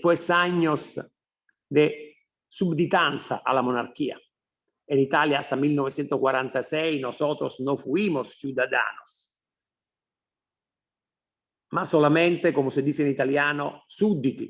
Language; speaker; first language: Spanish; non-native, fluent; Italian